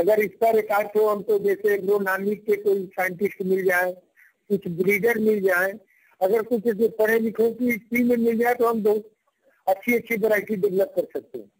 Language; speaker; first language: Hindi; native; Hindi